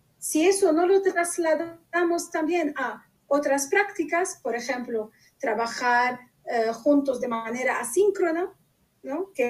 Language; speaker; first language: Spanish; non-native, fluent; Arabic